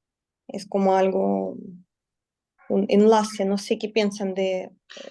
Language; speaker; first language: Spanish; non-native, learner; Russian